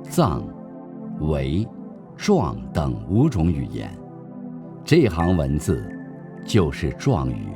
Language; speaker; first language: Chinese; native; Chinese